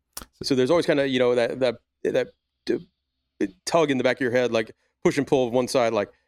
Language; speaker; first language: English; native; English